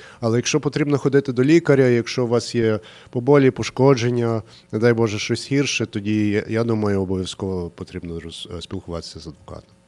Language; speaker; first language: Ukrainian; early bilingual, heritage; Ukrainian